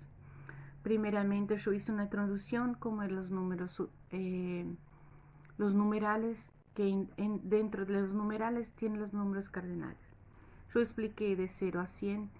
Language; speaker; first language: Spanish; non-native, fluent; Portuguese